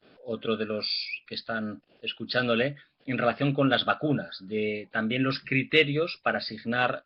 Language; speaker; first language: Spanish; native; Spanish